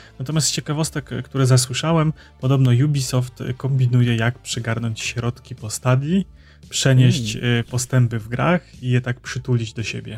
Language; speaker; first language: Polish; native; Polish